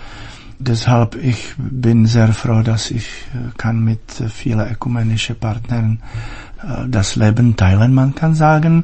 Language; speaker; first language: German; non-native, fluent; Czech